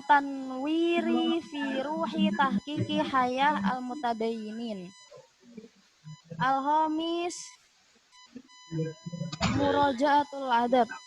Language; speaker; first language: Arabic; non-native, learner; Indonesian